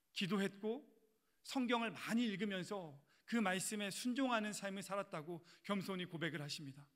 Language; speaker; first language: Korean; native; Korean